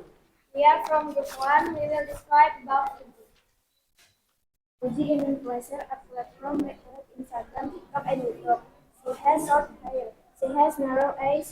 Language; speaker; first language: English; non-native, learner; Indonesian